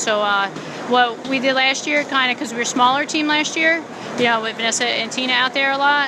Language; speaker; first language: English; native; English